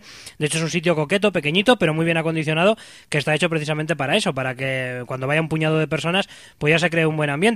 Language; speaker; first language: Spanish; native; Spanish